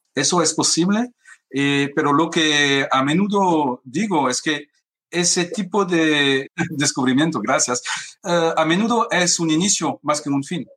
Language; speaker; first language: Spanish; non-native, fluent; French